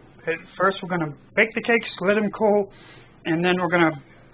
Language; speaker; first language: English; native; English